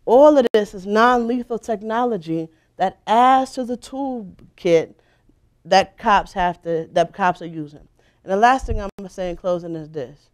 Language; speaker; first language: English; native; English